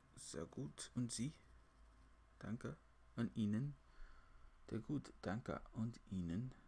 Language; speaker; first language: German; non-native, learner; English